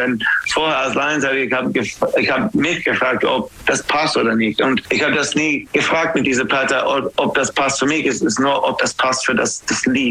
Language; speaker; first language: German; non-native, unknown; English